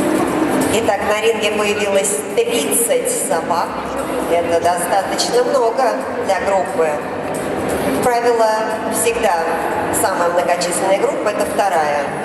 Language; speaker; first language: Russian; native; Russian